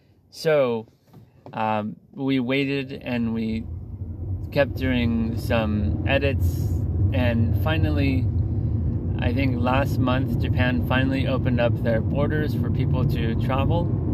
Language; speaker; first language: English; native; English